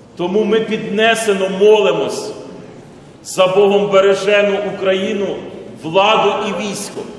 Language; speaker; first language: Ukrainian; native; Ukrainian